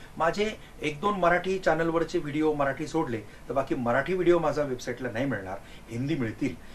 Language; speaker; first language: Marathi; non-native, local second language; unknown